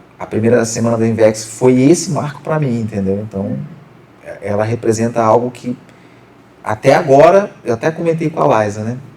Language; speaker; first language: Portuguese; native; Portuguese